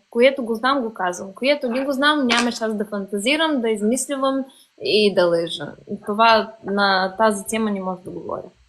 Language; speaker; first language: Bulgarian; early bilingual, heritage; Bulgarian